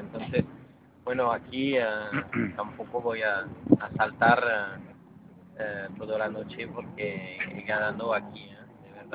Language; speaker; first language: Spanish; non-native, fluent; French